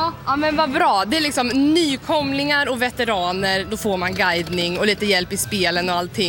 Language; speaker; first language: Swedish; native; Swedish